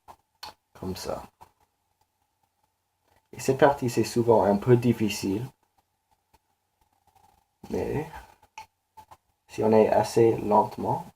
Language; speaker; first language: French; non-native, learner; English